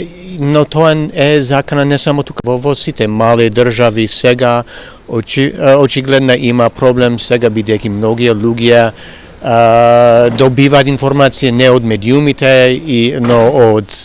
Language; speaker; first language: Macedonian; non-native, fluent; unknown